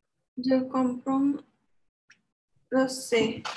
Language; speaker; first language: French; non-native, learner; Indonesian